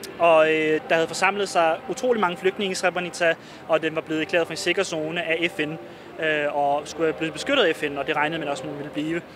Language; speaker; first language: Danish; early bilingual, other home language; Bosnian